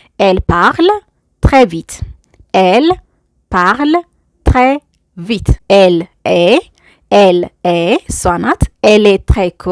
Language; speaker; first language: French; non-native, fluent; Amharic